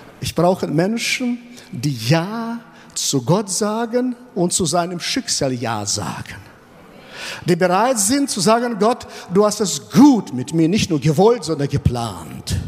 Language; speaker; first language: German; non-native, fluent; Russian